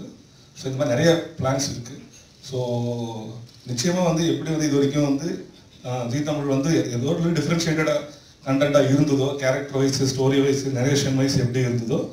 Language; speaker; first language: Tamil; native; Tamil